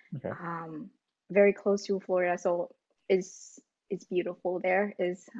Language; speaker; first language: English; non-native, fluent; Vietnamese